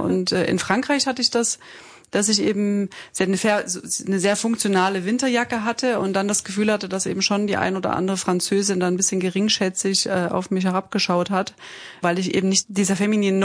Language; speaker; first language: German; native; German